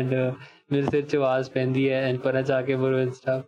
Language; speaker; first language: English; native; English